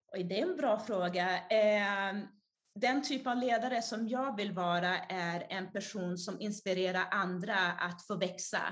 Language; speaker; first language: Swedish; early bilingual, other home language; Portuguese